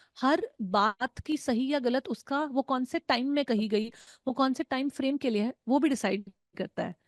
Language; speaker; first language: Hindi; non-native, local second language; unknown